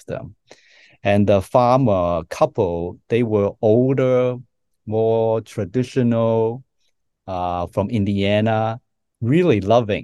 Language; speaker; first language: English; non-native, local second language; Cantonese